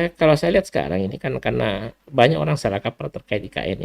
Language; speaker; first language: Indonesian; native; Indonesian